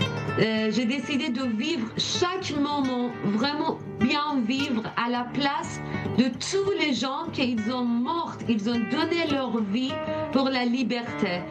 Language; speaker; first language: French; non-native, learner; Persian